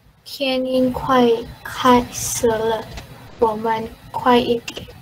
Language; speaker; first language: Chinese; non-native, learner; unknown